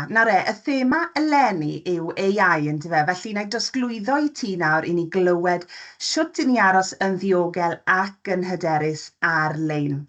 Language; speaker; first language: Welsh; native; Welsh